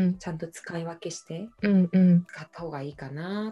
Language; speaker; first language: Japanese; non-native, fluent; Korean